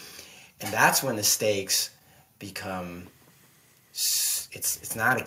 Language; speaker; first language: English; native; English